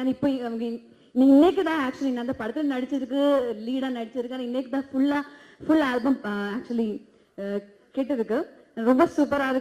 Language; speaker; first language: Tamil; non-native, fluent; Malayalam